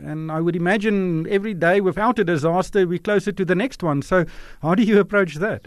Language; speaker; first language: English; non-native, local second language; Afrikaans